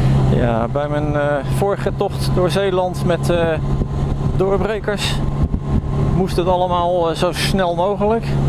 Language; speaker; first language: Dutch; native; Dutch